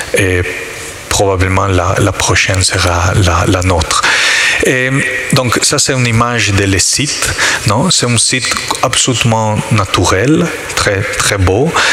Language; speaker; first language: French; non-native, learner; Italian